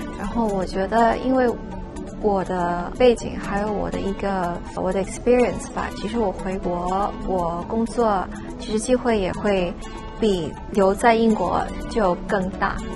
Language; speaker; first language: Chinese; non-native, local second language; Cantonese